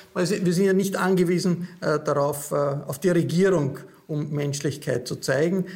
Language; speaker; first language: German; native; German